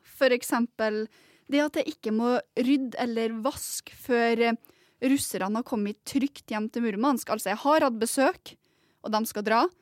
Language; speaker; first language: Norwegian; native; Norwegian